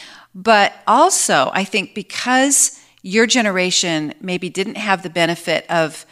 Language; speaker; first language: English; native; English